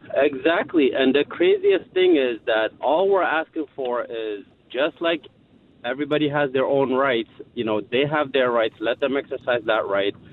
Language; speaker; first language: English; non-native, fluent; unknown